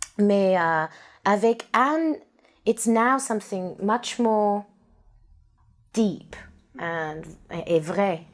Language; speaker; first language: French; non-native, learner; English